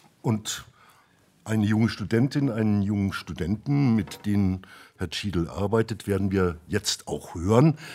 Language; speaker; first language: German; native; German